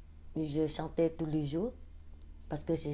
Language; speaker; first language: French; non-native, learner; Khmer